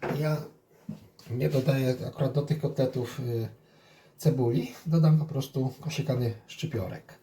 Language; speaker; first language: Polish; native; Polish